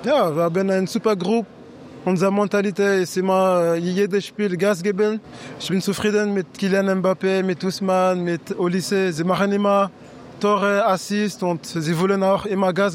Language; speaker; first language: German; non-native, fluent; French